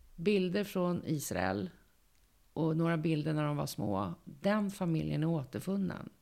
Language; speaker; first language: Swedish; native; Swedish